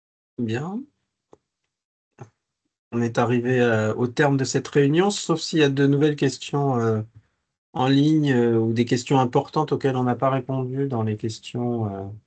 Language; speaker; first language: French; native; French